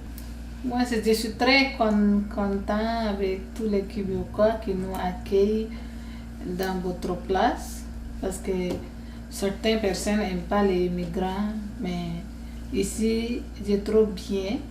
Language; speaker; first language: French; non-native, learner; Nepali